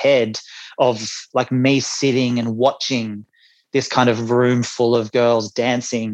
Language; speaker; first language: English; native; English